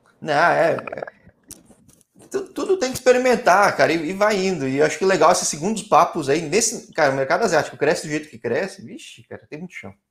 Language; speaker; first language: Portuguese; native; Portuguese